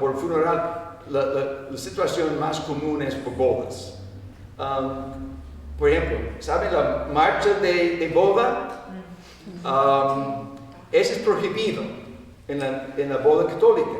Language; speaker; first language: Spanish; non-native, fluent; English